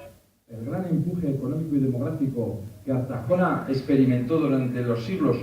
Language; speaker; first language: Spanish; native; Spanish